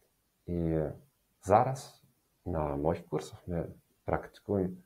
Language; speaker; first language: Ukrainian; non-native, learner; German